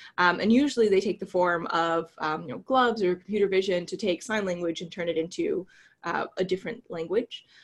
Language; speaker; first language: English; native; English